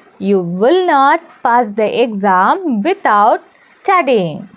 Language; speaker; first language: English; non-native, local second language; Malayalam